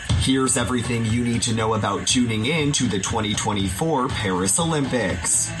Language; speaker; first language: English; native; English